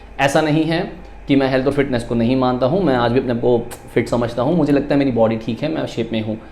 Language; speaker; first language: Hindi; native; Hindi